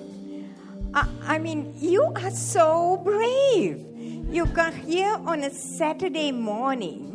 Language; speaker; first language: English; non-native, local second language; Tamil